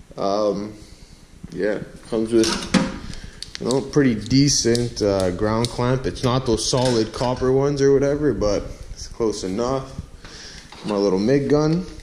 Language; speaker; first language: English; native; English